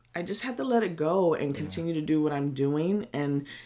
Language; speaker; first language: English; native; English